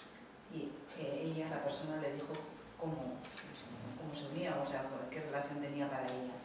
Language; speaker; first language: Spanish; native; Spanish